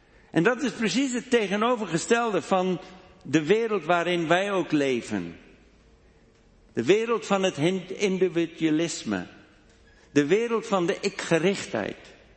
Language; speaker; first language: Dutch; non-native, fluent; English